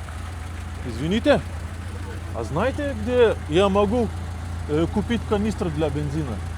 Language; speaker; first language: Russian; non-native, learner; Lithuanian